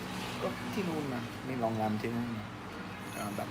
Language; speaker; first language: Thai; non-native, learner; English